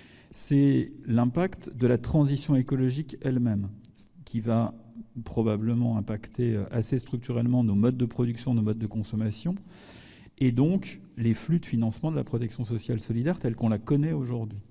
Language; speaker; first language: French; native; French